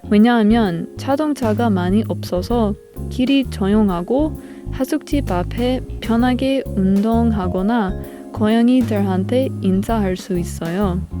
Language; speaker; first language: Korean; non-native, learner; English